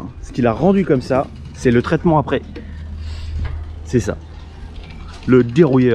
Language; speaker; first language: French; native; French